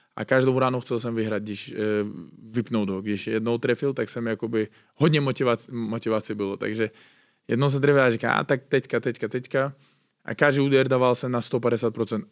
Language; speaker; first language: Czech; non-native, fluent; Uzbek